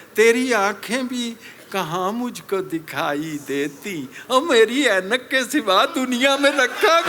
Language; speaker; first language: Urdu; non-native, local second language; Punjabi